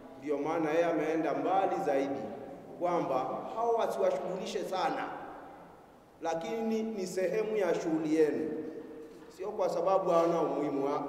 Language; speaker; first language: Swahili; non-native, local second language; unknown